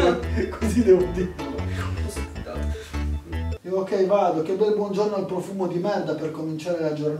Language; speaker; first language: Italian; native; Italian